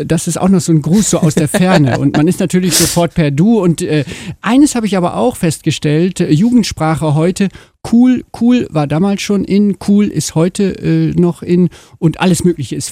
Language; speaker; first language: German; native; German